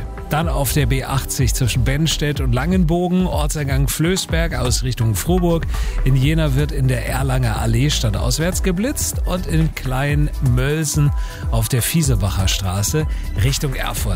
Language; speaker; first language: German; native; German